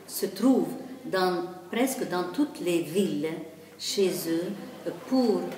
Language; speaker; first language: French; non-native, local second language; Arabic